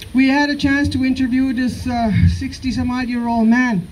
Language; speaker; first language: English; native; English